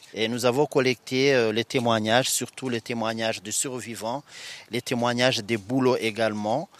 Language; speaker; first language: French; non-native, local second language; Kinyarwanda